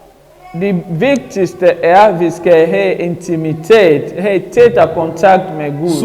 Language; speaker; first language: Danish; non-native, learner; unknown